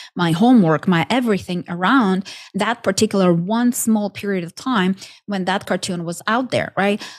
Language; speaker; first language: English; non-native, fluent; Ukrainian